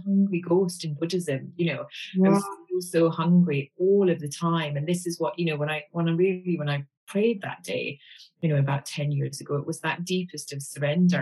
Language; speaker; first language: English; native; English